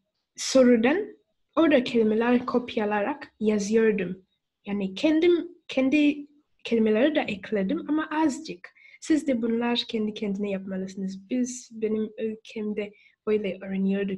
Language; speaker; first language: Turkish; non-native, fluent; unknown